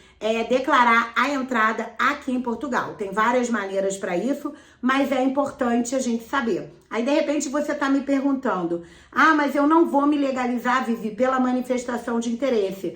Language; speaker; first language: Portuguese; native; Portuguese